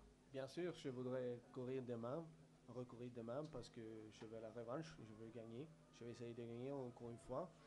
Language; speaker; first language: French; non-native, fluent; Swedish